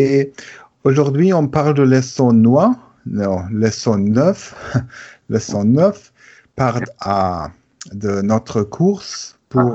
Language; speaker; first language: French; non-native, learner; German